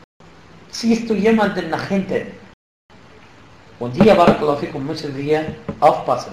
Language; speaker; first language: German; non-native, fluent; Arabic